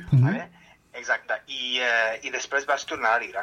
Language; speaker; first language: Catalan; non-native, fluent; Arabic